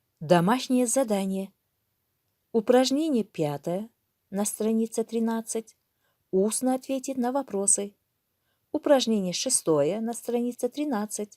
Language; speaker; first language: Russian; non-native, local second language; Kyrgyz